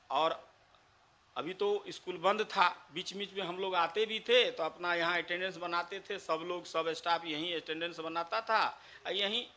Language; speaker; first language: Hindi; native; Hindi